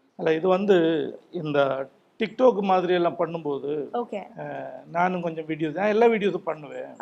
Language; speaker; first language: Tamil; non-native, local second language; Malayalam